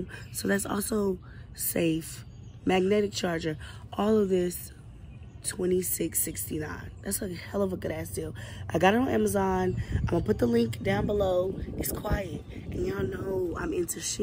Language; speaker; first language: English; native; English